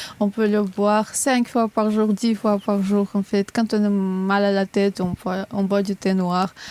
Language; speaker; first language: French; non-native, fluent; Azerbaijani